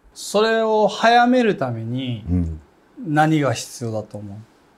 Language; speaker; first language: Japanese; native; Japanese